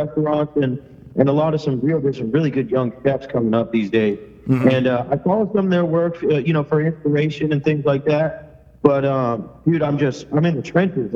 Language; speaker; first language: English; native; English